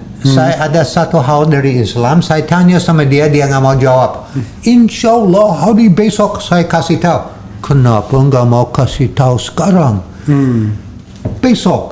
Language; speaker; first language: Indonesian; non-native, learner; English